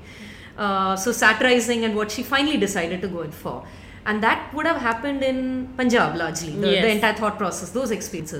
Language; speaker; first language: English; non-native, local second language; Tamil